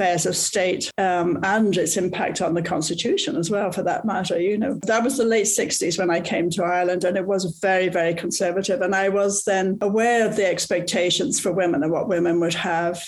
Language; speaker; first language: English; native; English